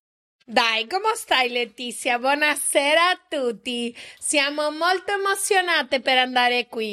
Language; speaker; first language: Italian; non-native, learner; Spanish